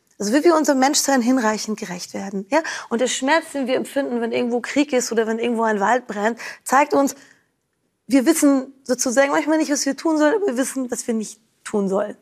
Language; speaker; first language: German; native; German